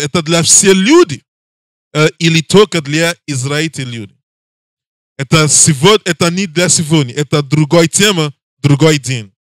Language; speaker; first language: Russian; non-native, learner; English